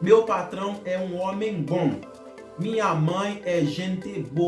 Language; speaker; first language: Portuguese; non-native, learner; Haitian Creole